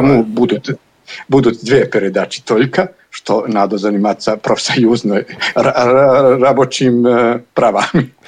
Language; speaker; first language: Russian; non-native, learner; Bosnian